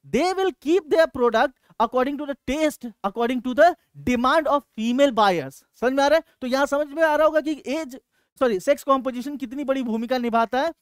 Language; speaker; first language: Hindi; native; Hindi